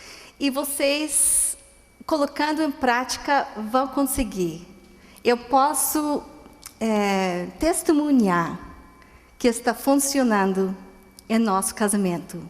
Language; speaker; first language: Portuguese; non-native, fluent; English